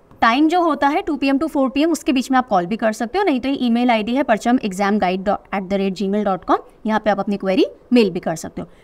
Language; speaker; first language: Hindi; native; Hindi